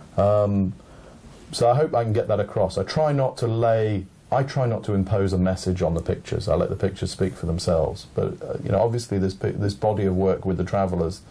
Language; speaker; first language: English; native; English